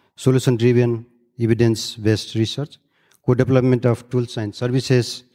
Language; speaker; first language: English; non-native, local second language; Nepali